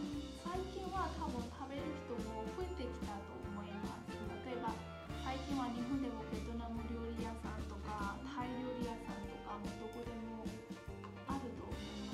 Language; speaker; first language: Japanese; non-native, fluent; Burmese